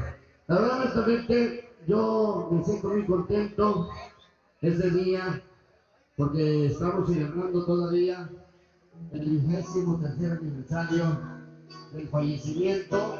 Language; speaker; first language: Spanish; native; Spanish